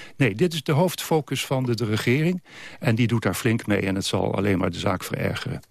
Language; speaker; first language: Dutch; native; Dutch